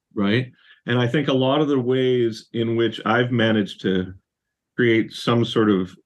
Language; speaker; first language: English; native; English